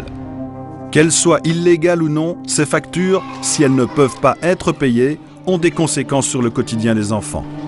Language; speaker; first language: French; native; French